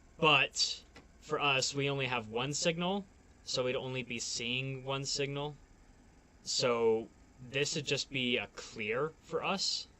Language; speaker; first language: English; native; English